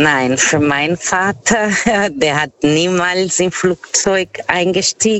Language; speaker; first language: German; non-native, fluent; Portuguese